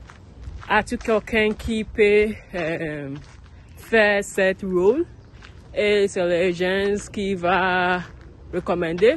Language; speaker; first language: French; non-native, learner; English